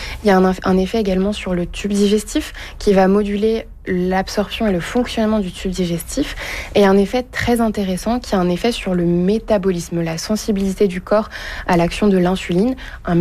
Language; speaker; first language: French; native; French